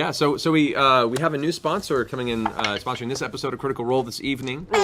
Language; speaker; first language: English; native; English